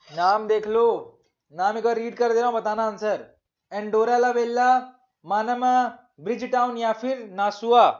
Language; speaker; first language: Hindi; native; Hindi